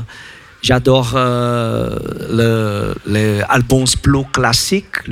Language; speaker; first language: French; non-native, learner; Portuguese